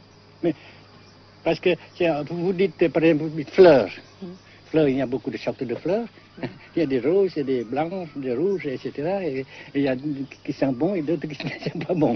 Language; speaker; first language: French; non-native, local second language; Vietnamese